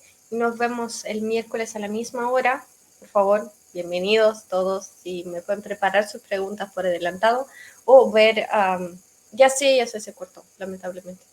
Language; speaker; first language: Spanish; non-native, fluent; Russian